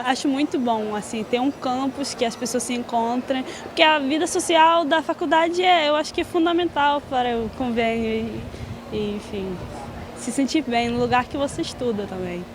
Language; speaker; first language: Portuguese; non-native, fluent; Norwegian